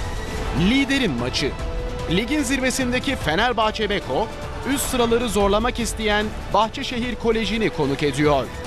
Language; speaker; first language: Turkish; native; Turkish